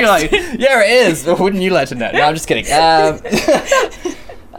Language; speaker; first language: English; native; English